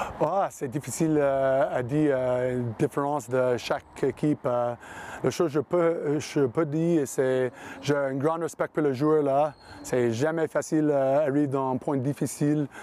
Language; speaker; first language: French; non-native, learner; English